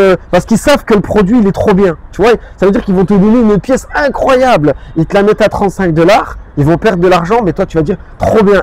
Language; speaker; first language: French; native; French